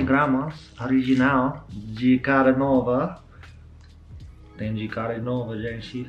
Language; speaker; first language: Portuguese; non-native, learner; English